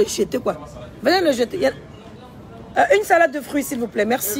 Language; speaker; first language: French; native; French